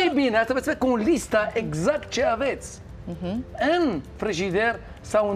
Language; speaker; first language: Romanian; non-native, learner; Hebrew